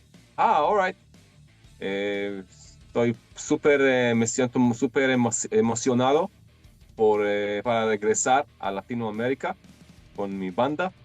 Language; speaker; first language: Spanish; non-native, learner; Hebrew